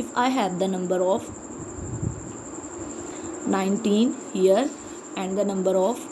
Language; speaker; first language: English; non-native, local second language; Urdu